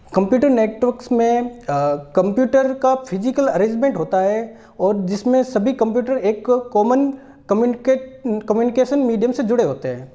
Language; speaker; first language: Hindi; native; Hindi